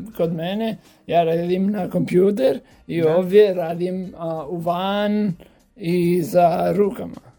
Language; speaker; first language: Croatian; non-native, learner; Catalan